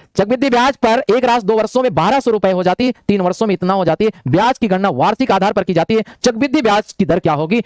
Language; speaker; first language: Hindi; native; Hindi